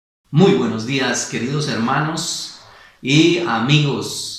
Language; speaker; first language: Spanish; native; Spanish